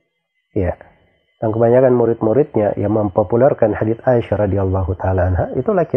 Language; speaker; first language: Indonesian; native; Indonesian